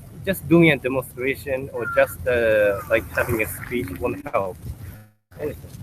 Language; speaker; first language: English; non-native, fluent; Japanese